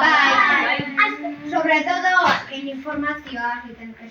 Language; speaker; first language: Basque; non-native, local second language; Spanish